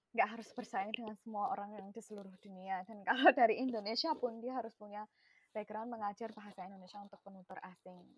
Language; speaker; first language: Indonesian; non-native, local second language; Javanese